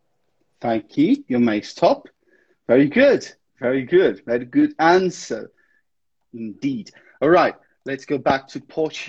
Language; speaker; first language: English; non-native, fluent; Portuguese